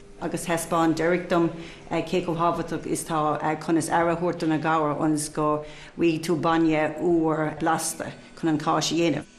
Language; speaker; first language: Irish; non-native, local second language; English